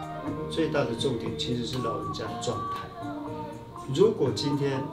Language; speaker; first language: Chinese; native; Chinese